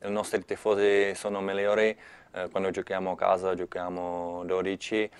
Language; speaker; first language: Italian; non-native, learner; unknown